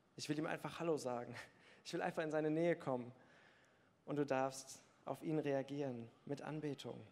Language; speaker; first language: German; native; German